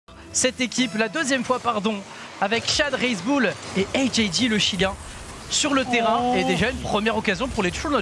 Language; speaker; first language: French; native; French